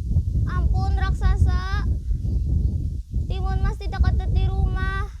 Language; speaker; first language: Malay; non-native, local second language; Javanese